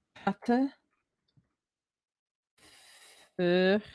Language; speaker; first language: German; non-native, learner; English